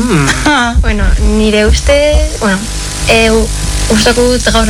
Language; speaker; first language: Basque; non-native, local second language; Spanish